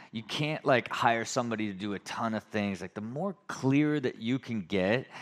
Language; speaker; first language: English; native; English